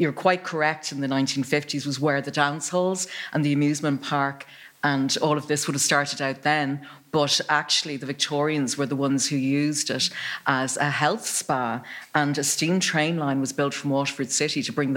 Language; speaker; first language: English; native; English